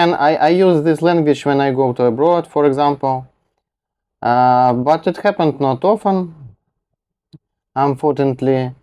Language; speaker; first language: English; non-native, learner; Russian